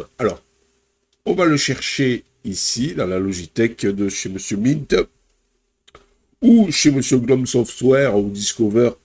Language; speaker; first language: French; native; French